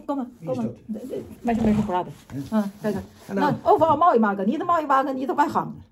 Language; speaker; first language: Dutch; non-native, learner; Chinese